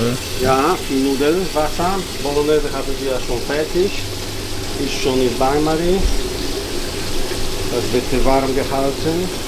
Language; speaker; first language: German; non-native, fluent; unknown